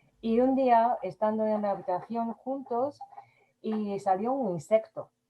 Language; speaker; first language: Spanish; non-native, fluent; Japanese